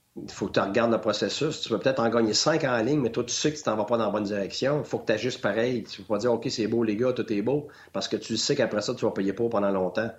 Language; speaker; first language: French; native; French